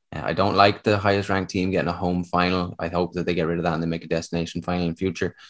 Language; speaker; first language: English; native; English